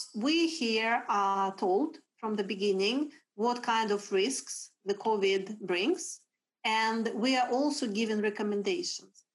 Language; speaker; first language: English; non-native, fluent; Russian